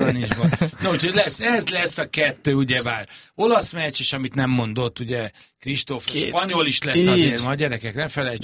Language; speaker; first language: Hungarian; native; Hungarian